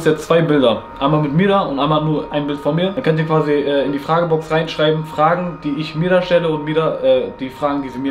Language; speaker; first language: German; native; German